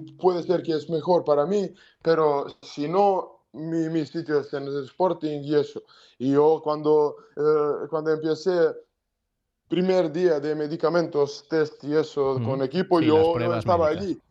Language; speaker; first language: Spanish; non-native, learner; Serbian